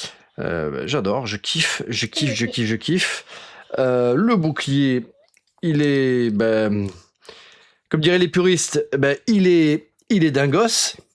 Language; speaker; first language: French; native; French